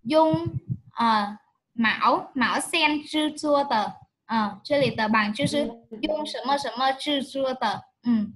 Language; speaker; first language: Chinese; non-native, fluent; Vietnamese